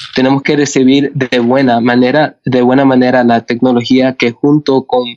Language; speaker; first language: Spanish; early bilingual, other home language; English